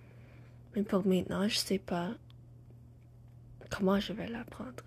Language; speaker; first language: French; non-native, learner; English